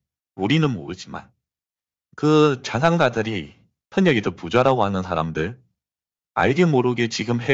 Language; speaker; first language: Korean; native; Korean